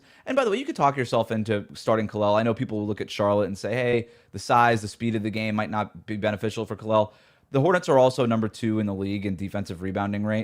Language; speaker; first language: English; native; English